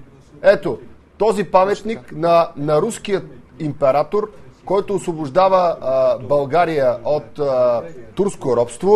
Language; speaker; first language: Bulgarian; native; Bulgarian